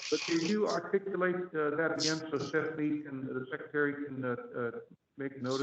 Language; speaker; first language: English; native; English